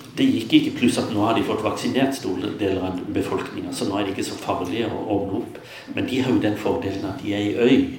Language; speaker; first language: Norwegian; native; Norwegian